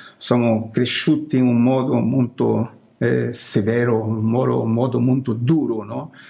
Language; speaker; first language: Italian; non-native, learner; Portuguese